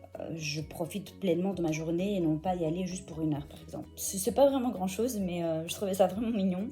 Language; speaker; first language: French; native; French